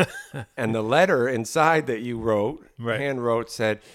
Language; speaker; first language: English; native; English